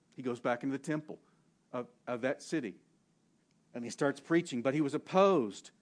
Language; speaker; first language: English; native; English